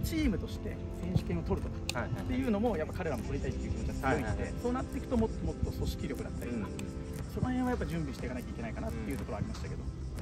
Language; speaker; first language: Japanese; native; Japanese